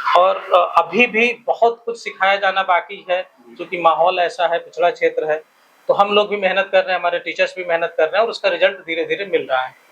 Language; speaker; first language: Hindi; native; Hindi